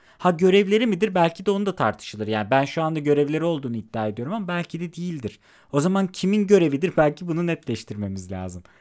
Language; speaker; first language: Turkish; native; Turkish